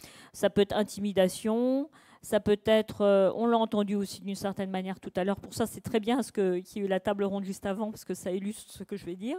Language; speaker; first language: French; native; French